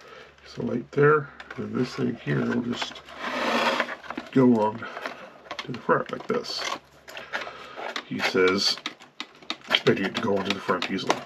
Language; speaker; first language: English; native; English